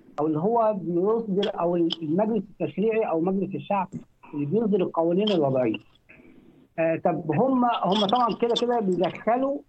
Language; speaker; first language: Arabic; native; Arabic